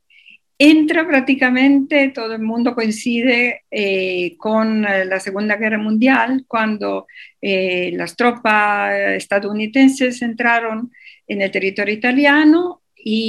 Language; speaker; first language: Spanish; non-native, fluent; Italian